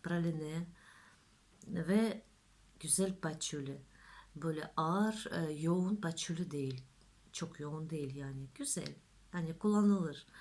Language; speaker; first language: Turkish; non-native, learner; Russian